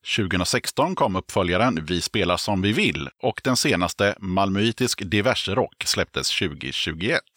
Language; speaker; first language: Swedish; native; Swedish